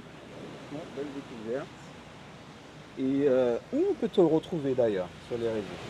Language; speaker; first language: French; native; French